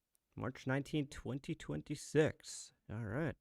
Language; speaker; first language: English; native; English